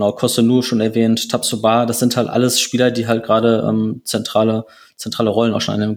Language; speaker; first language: German; native; German